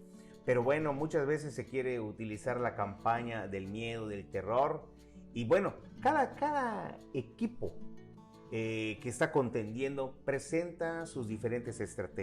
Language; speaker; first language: Spanish; native; Spanish